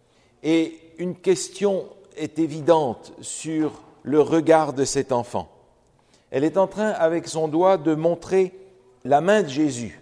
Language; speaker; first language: French; native; French